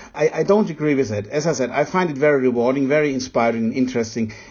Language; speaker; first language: English; non-native, fluent; German